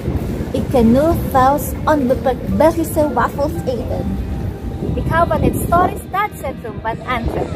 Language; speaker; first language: Dutch; non-native, learner; Filipino